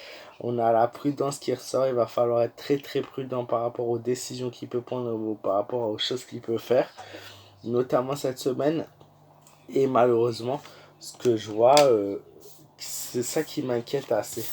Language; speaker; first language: French; native; French